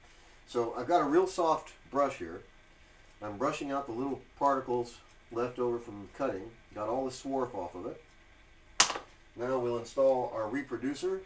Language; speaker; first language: English; native; English